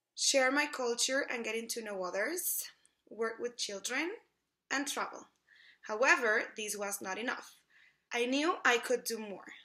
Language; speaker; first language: English; non-native, fluent; Spanish